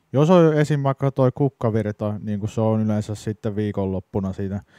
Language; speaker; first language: Finnish; native; Finnish